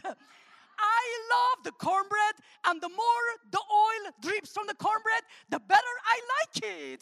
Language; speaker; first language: English; non-native, fluent; Armenian